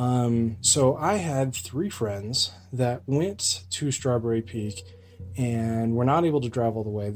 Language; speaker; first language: English; native; English